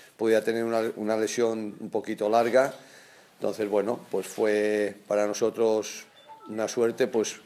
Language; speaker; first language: Spanish; non-native, local second language; Catalan